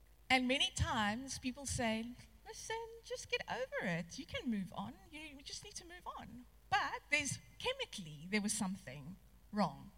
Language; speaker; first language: English; non-native, local second language; Afrikaans